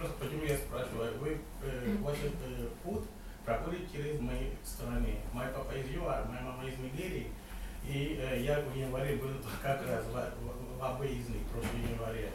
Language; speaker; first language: Russian; non-native, fluent; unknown